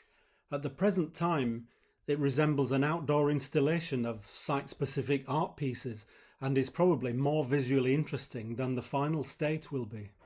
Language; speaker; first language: English; native; English